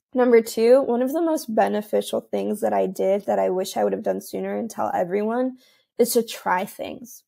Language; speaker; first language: English; early bilingual, other home language; Spanish